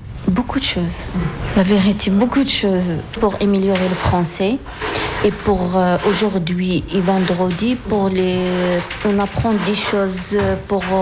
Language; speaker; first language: French; non-native, learner; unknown